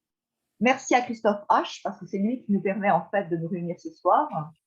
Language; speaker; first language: French; native; French